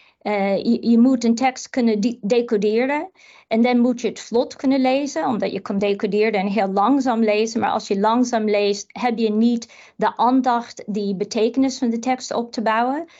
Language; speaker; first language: Dutch; non-native, fluent; English